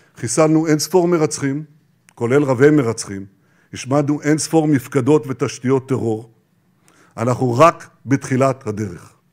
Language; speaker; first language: Hebrew; native; Hebrew